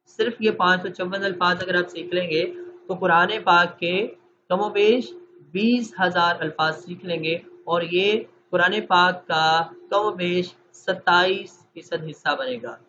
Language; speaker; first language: Urdu; native; Urdu